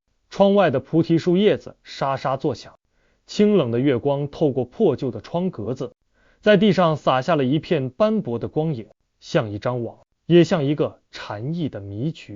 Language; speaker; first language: Chinese; native; Chinese